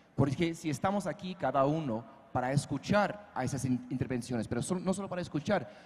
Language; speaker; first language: Spanish; non-native, fluent; English